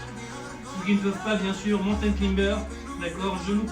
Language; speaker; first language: French; native; French